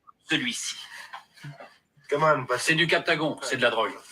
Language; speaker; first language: French; native; French